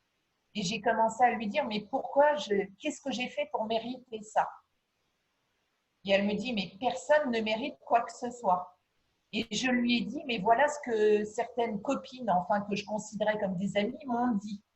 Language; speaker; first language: French; native; French